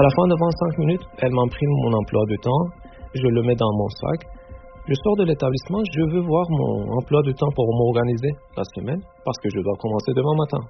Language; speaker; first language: French; non-native, fluent; Turkish